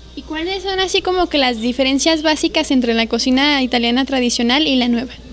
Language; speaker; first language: Spanish; native; Spanish